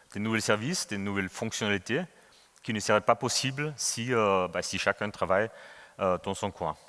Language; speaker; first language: French; non-native, fluent; German